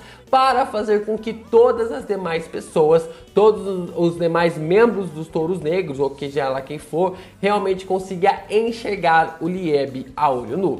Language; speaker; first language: Portuguese; native; Portuguese